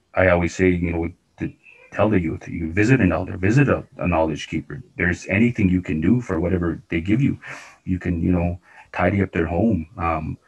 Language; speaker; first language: English; non-native, fluent; Cree